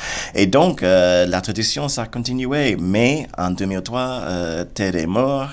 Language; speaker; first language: French; non-native, fluent; English